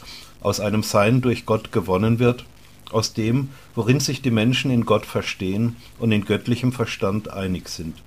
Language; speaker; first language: German; native; German